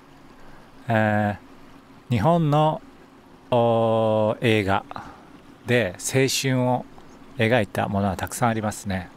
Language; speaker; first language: Japanese; native; Japanese